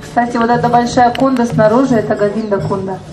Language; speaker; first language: Russian; native; Russian